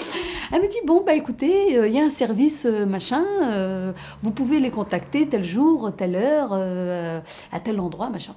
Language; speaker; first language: French; native; French